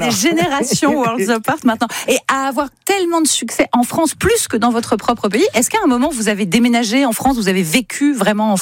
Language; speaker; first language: French; native; French